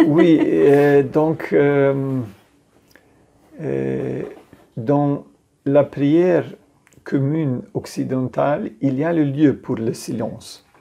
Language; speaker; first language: French; non-native, fluent; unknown